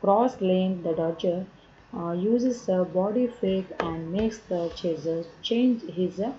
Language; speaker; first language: English; non-native, local second language; Kannada